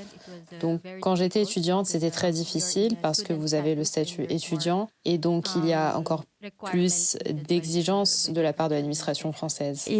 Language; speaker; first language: French; non-native, fluent; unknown